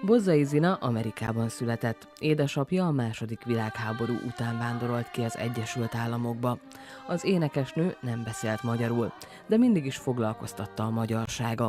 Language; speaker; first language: Hungarian; native; Hungarian